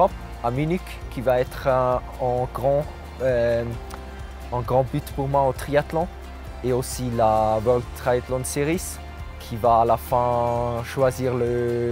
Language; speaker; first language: French; non-native, local second language; German